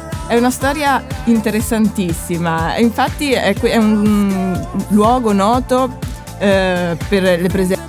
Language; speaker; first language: Italian; native; Italian